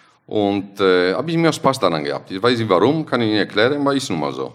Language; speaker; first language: German; non-native, fluent; Italian